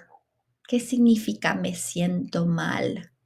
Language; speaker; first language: Spanish; non-native, fluent; English